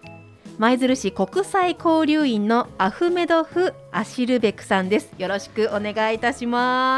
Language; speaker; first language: Japanese; native; Japanese